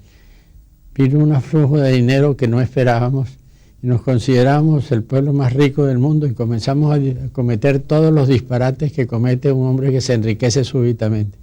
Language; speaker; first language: Spanish; native; Spanish